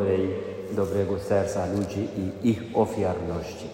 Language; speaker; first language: Polish; non-native, fluent; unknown